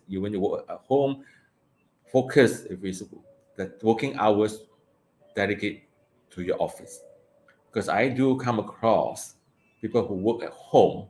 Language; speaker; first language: English; non-native, local second language; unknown